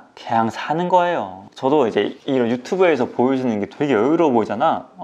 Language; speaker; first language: Korean; native; Korean